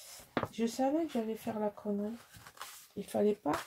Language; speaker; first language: French; native; French